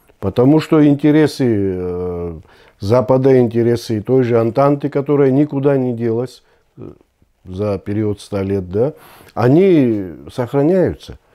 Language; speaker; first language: Russian; non-native, local second language; Abkhazian